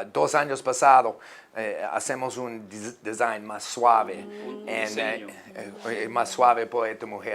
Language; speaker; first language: Spanish; non-native, learner; English